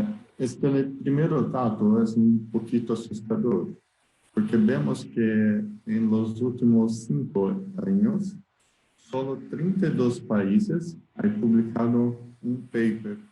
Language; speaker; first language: Spanish; non-native, learner; Portuguese